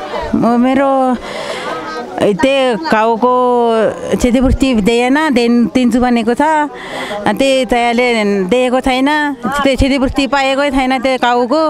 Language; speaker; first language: Nepali; non-native, local second language; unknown